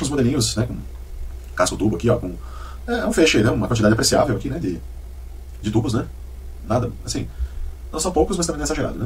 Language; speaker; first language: Portuguese; native; Portuguese